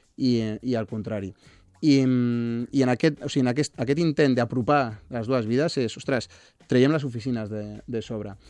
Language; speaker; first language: Catalan; non-native, local second language; Spanish